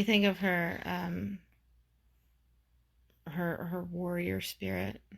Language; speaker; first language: English; native; English